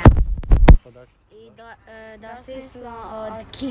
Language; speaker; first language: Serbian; early bilingual, heritage; Serbian